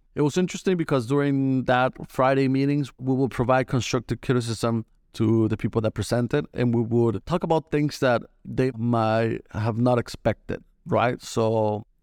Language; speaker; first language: English; non-native, fluent; Spanish